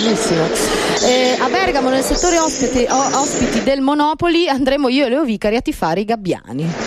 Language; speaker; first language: Italian; native; Italian